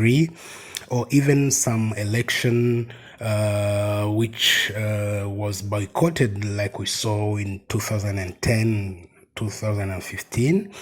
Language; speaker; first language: English; non-native, fluent; Rundi